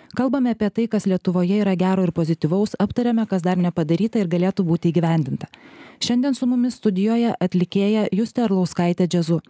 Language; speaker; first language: Lithuanian; native; Lithuanian